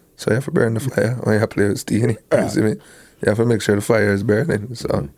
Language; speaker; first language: English; native; English